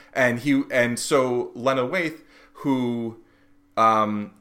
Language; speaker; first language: English; native; English